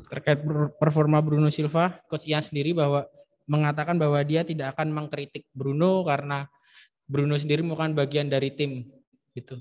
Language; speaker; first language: Indonesian; native; Indonesian